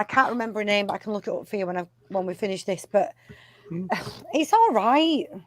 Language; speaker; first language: English; native; English